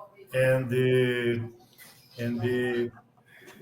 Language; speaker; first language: English; non-native, learner; Portuguese